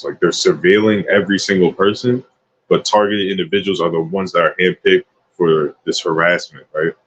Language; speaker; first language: English; native; English